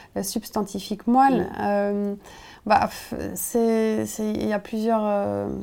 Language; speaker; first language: French; native; French